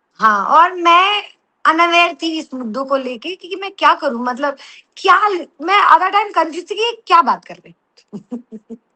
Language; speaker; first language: Hindi; non-native, local second language; Telugu